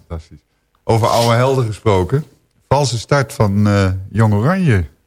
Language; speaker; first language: Dutch; native; Dutch